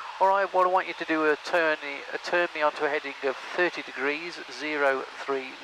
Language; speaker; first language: English; native; English